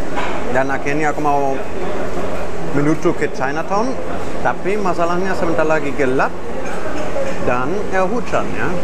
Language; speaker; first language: Indonesian; non-native, fluent; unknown